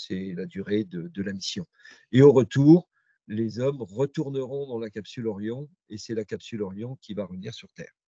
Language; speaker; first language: French; native; French